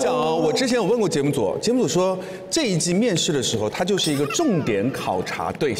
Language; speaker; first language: Chinese; native; Chinese